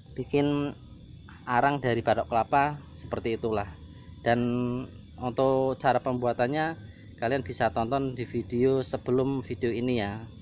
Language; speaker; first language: Indonesian; non-native, local second language; Javanese